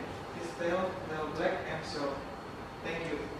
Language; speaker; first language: English; non-native, learner; Indonesian